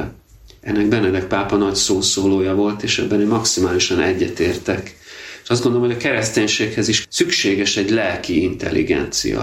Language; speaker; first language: Hungarian; native; Hungarian